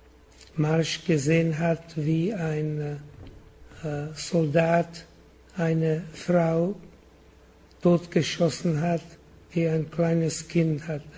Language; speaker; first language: German; non-native, learner; Czech